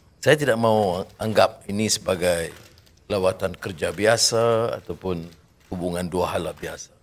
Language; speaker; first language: Malay; native; Malay